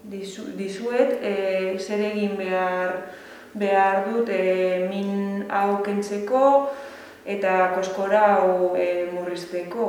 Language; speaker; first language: Basque; non-native, learner; Spanish